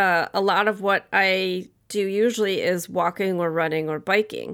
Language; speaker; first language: English; native; English